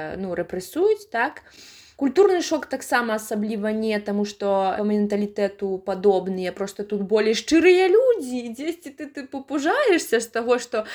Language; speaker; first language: Belarusian; native; Belarusian